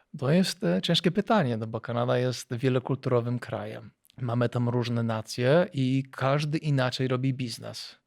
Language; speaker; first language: Polish; early bilingual, heritage; Polish